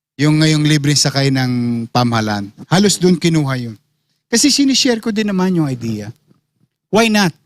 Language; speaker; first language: Filipino; native; Filipino